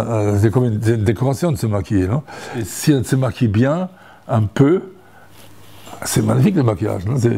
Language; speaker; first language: French; non-native, fluent; German